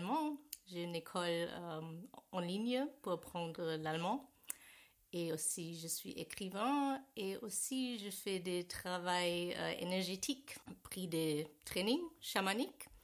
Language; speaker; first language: French; non-native, learner; German